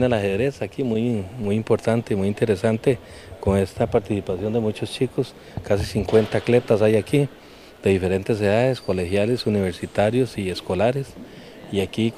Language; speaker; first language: Spanish; native; Spanish